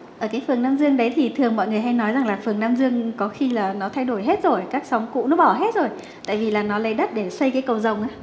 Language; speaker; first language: Vietnamese; native; Vietnamese